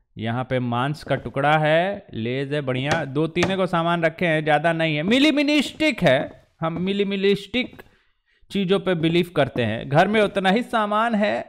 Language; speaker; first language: Hindi; native; Hindi